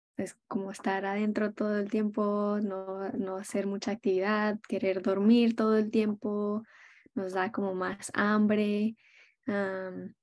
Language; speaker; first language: Spanish; early bilingual, heritage; Spanish